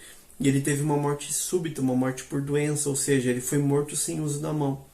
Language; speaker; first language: Portuguese; native; Portuguese